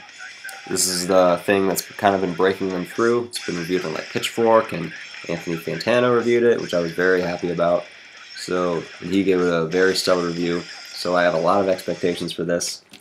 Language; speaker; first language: English; native; English